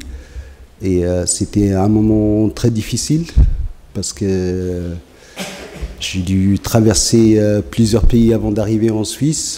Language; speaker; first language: French; non-native, fluent; Tigrinya